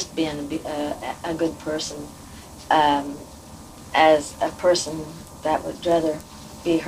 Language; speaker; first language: English; native; English